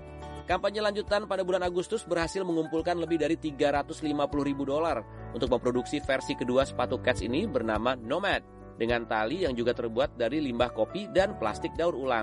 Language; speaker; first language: Indonesian; native; Indonesian